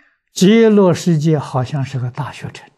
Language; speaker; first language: Chinese; native; Chinese